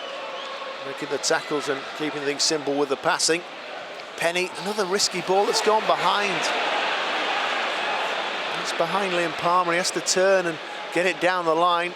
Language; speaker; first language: English; native; English